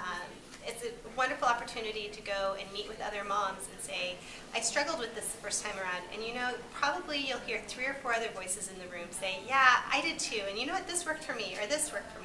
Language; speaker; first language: English; native; English